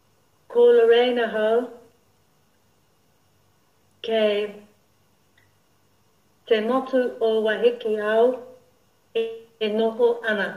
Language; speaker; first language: Māori; non-native, learner; English